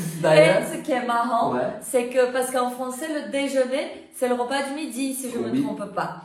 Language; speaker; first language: French; non-native, fluent; Portuguese